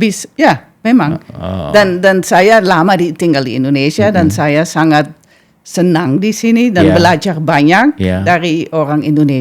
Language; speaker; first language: Indonesian; non-native, fluent; Dutch